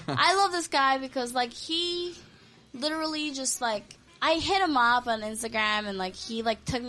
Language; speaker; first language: English; early bilingual, other home language; Korean